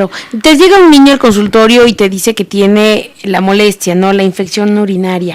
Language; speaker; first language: Spanish; native; Spanish